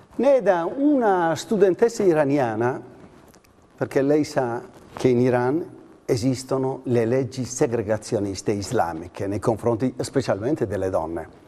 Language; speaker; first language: Italian; non-native, fluent; Persian